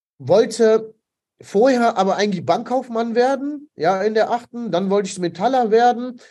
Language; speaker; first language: German; early bilingual, other home language; Italian